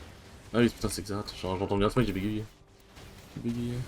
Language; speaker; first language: French; native; French